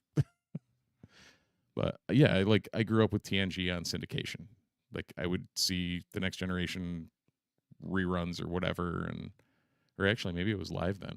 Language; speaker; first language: English; native; English